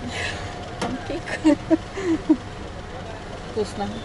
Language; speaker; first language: Russian; native; Russian